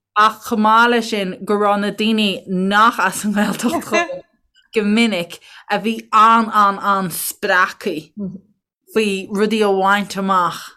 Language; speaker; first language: Irish; native; Irish